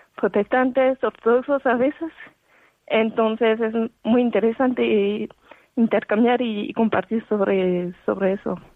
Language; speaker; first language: Spanish; non-native, fluent; French